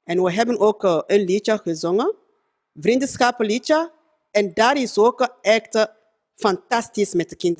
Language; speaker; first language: Dutch; non-native, fluent; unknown